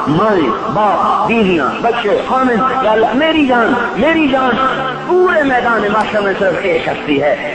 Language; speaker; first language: Urdu; non-native, local second language; Punjabi